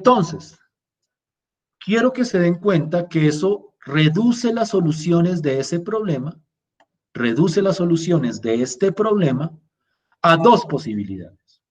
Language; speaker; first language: Spanish; native; Spanish